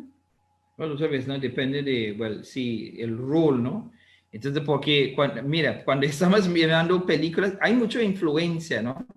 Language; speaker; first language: Spanish; non-native, learner; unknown